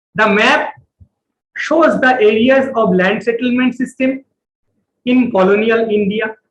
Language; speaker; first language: English; non-native, local second language; Bangla